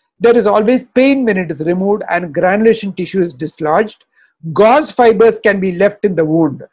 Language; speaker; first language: English; non-native, local second language; Tamil